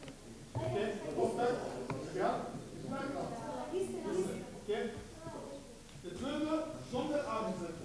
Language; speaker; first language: Dutch; non-native, learner; Lingala